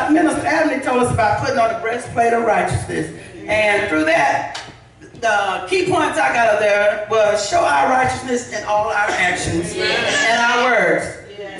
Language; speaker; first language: English; native; English